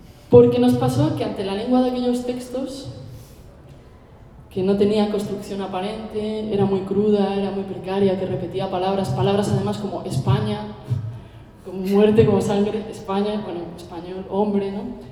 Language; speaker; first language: Spanish; native; Spanish